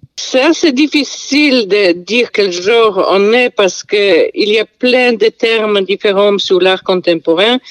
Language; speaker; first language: French; non-native, fluent; Polish